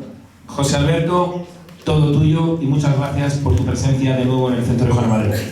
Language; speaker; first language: Spanish; native; Spanish